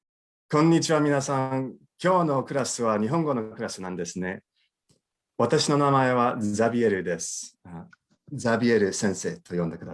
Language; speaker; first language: Japanese; non-native, fluent; English